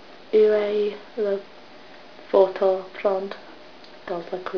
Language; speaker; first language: French; non-native, learner; English